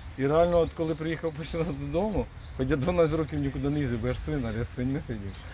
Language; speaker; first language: Ukrainian; non-native, local second language; Russian